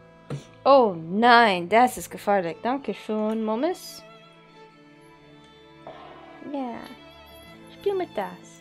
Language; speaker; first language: German; non-native, learner; English